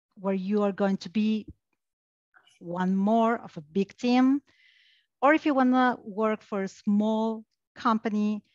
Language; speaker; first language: English; non-native, fluent; Spanish